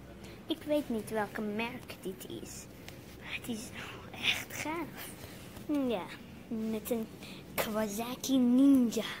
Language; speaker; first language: Dutch; non-native, learner; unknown